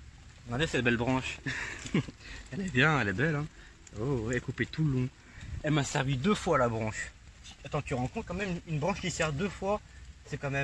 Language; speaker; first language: French; native; French